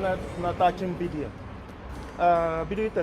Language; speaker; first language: Czech; non-native, learner; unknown